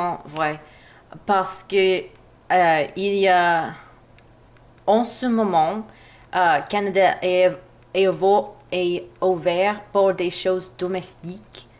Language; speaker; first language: French; non-native, learner; English